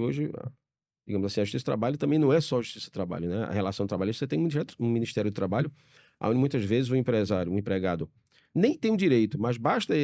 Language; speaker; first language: Portuguese; native; Portuguese